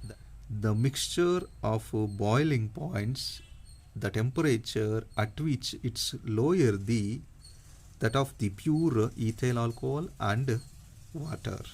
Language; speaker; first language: English; non-native, local second language; Kannada